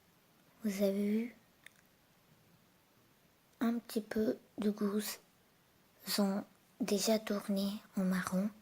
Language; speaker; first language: French; non-native, learner; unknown